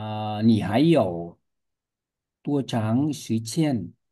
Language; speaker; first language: Chinese; non-native, learner; Vietnamese